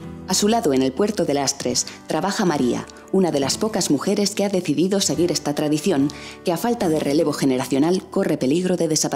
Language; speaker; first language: Spanish; native; Spanish